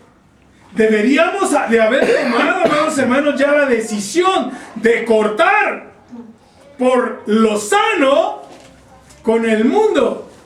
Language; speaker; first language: Spanish; native; Spanish